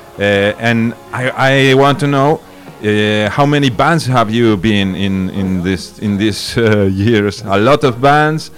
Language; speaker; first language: English; non-native, learner; Spanish